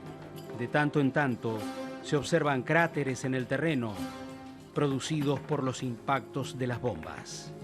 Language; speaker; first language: Spanish; native; Spanish